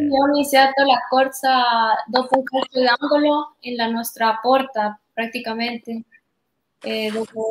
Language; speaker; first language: Italian; non-native, learner; Spanish